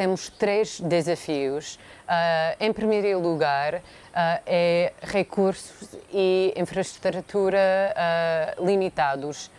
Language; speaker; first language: Portuguese; non-native, fluent; English